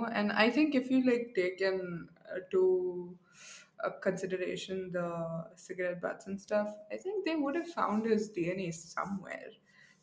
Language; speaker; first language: English; non-native, local second language; Arabic